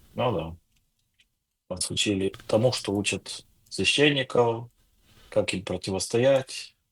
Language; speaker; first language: Russian; non-native, local second language; Ukrainian